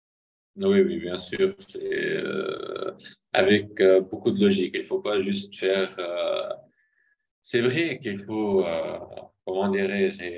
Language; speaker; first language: French; non-native, fluent; Arabic